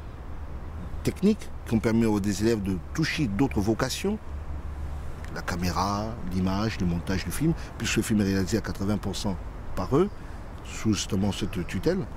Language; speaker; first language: French; native; French